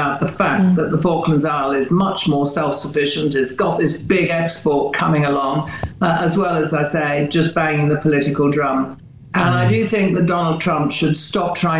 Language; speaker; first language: English; native; English